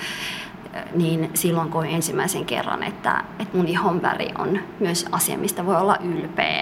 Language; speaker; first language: Finnish; early bilingual, other home language; Somali